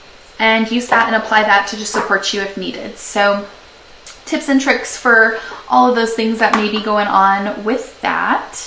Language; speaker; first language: English; native; English